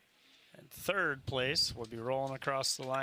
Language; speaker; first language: English; native; English